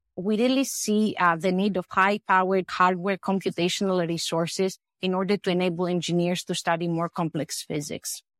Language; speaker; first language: English; non-native, fluent; Greek